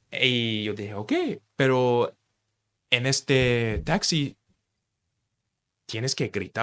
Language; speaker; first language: Spanish; non-native, fluent; English